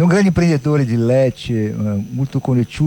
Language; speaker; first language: Italian; non-native, learner; Portuguese